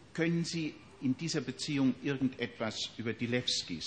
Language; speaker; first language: German; native; German